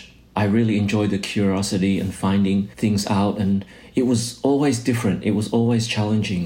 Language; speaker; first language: English; native; English